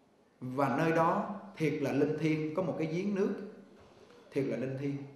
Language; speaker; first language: Vietnamese; native; Vietnamese